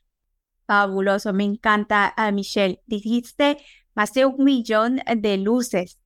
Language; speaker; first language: Spanish; native; Spanish